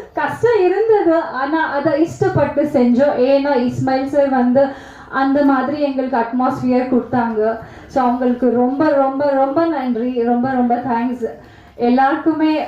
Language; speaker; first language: Tamil; non-native, learner; Kannada